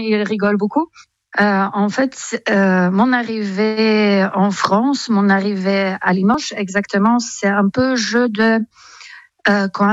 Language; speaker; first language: French; non-native, fluent; Polish